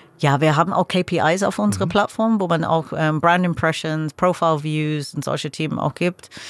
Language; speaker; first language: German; non-native, fluent; English